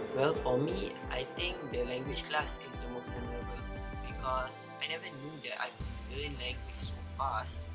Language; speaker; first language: English; non-native, local second language; Malay